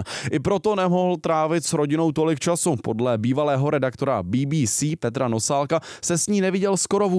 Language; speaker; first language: Czech; native; Czech